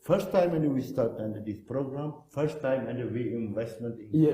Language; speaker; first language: English; non-native, learner; Turkish